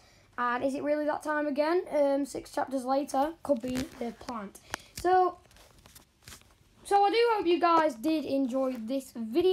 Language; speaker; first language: English; native; English